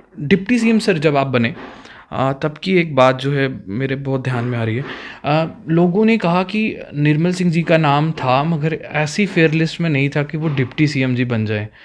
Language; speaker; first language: Hindi; non-native, local second language; Kashmiri